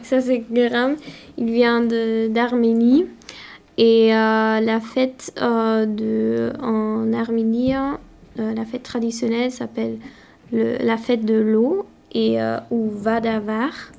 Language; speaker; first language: French; non-native, learner; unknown